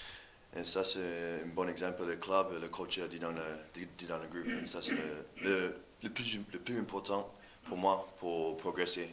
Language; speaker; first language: French; non-native, learner; English